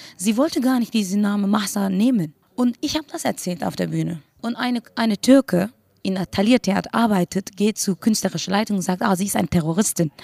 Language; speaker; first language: German; non-native, fluent; Kurdish